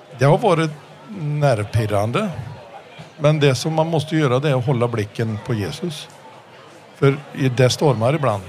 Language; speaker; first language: Swedish; early bilingual, heritage; Swedish